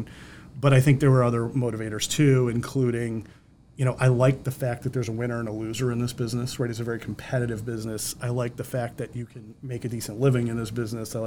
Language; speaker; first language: English; native; English